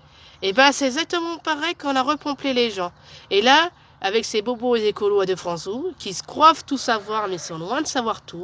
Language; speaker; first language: French; native; French